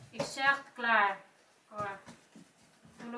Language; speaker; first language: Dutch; non-native, fluent; Waray